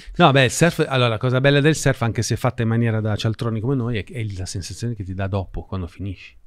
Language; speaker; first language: Italian; native; Italian